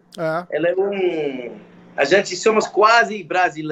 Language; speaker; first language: Portuguese; non-native, fluent; English